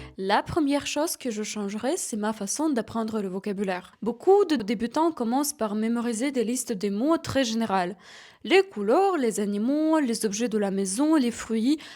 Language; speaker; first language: French; non-native, fluent; Ukrainian